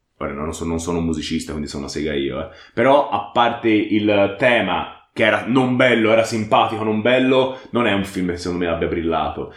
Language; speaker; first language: Italian; native; Italian